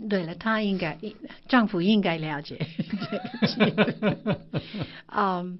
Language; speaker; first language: Chinese; non-native, fluent; English